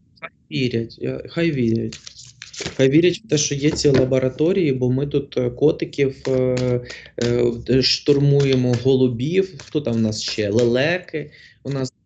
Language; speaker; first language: Ukrainian; non-native, local second language; Russian